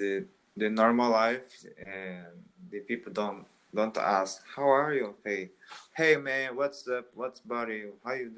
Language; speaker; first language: English; non-native, learner; Portuguese